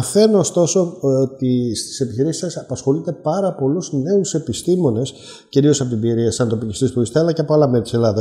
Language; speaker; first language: Greek; native; Greek